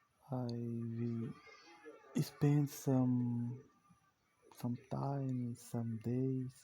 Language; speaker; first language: English; non-native, learner; Portuguese